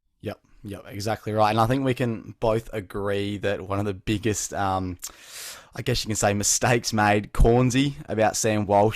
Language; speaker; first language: English; native; English